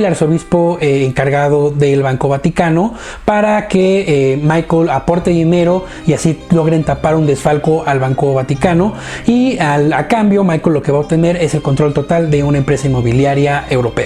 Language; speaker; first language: Spanish; native; Spanish